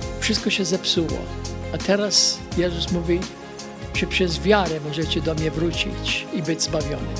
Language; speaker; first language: Polish; early bilingual, heritage; Polish